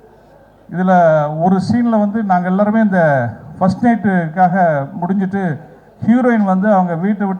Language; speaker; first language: Tamil; native; Tamil